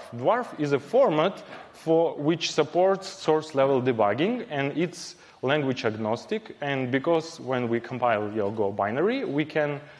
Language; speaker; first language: English; non-native, fluent; Ukrainian